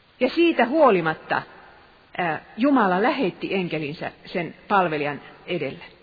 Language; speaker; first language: Finnish; native; Finnish